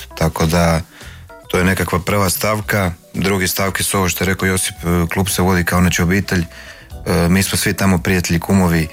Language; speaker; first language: Croatian; native; Croatian